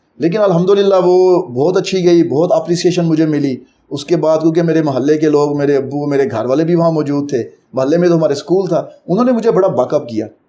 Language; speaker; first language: Urdu; non-native, local second language; Punjabi